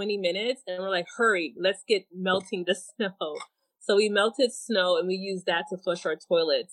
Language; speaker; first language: English; native; English